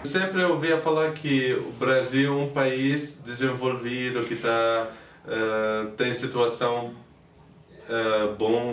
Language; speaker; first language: Portuguese; non-native, fluent; Arabic